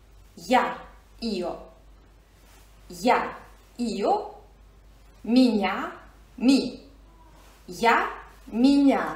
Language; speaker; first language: Russian; non-native, fluent; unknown